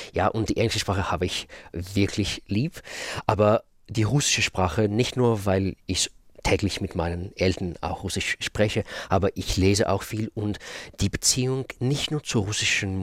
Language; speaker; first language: German; non-native, fluent; Russian